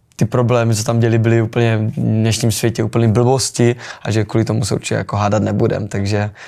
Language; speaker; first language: Czech; native; Czech